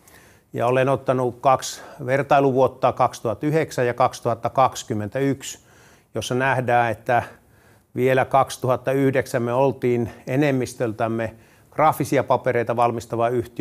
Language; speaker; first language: Finnish; native; Finnish